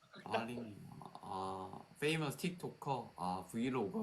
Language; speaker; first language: English; non-native, learner; Korean